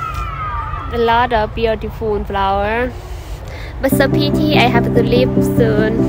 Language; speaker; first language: English; non-native, learner; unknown